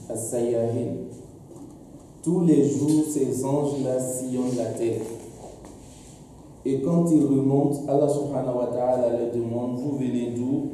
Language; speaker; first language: French; non-native, local second language; Dyula